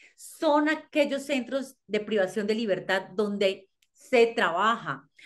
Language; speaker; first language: Spanish; native; Spanish